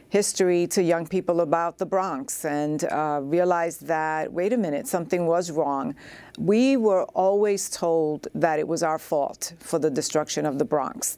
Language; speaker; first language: English; native; English